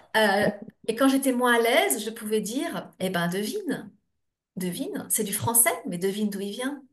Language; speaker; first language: French; native; French